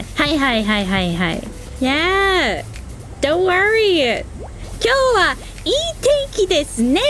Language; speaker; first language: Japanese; non-native, learner; English